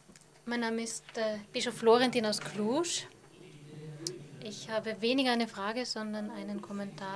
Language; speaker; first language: German; non-native, fluent; Romanian